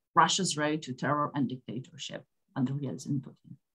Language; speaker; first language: English; non-native, fluent; Ukrainian